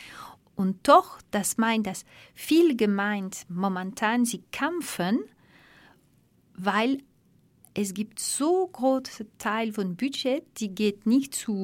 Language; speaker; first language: German; non-native, fluent; French